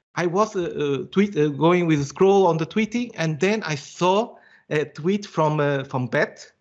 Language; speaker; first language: English; non-native, fluent; Portuguese